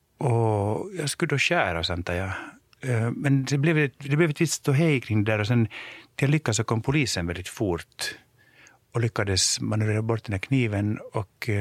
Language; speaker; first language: Swedish; native; Swedish